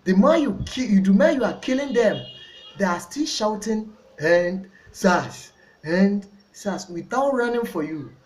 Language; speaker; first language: English; non-native, local second language; Yoruba